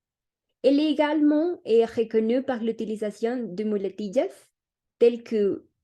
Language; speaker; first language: French; non-native, learner; Spanish